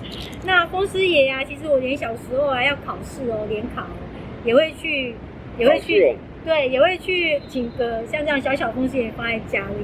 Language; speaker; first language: Chinese; native; Chinese